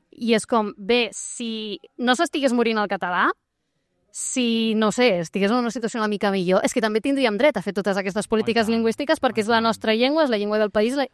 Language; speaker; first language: Catalan; native; Catalan